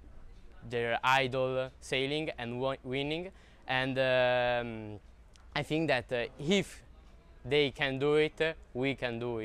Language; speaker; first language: English; non-native, learner; Italian